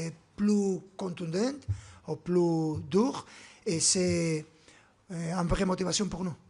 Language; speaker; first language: French; non-native, fluent; Spanish